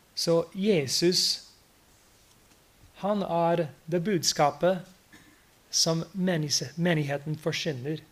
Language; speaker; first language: Norwegian; non-native, fluent; English